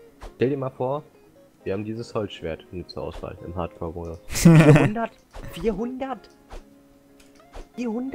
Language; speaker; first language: German; native; German